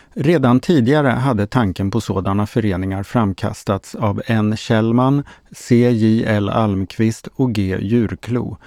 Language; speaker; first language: Swedish; native; Swedish